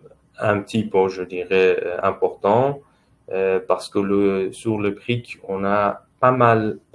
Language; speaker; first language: French; non-native, fluent; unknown